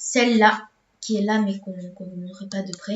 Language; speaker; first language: French; native; French